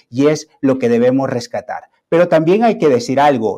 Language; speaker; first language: Spanish; native; Spanish